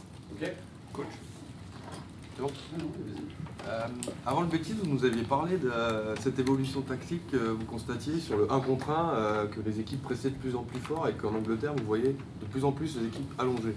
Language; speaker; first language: French; native; French